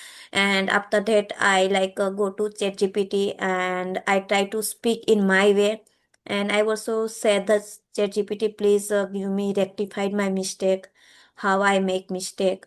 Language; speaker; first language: English; non-native, learner; Gujarati